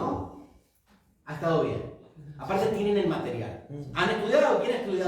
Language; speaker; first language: Spanish; native; Spanish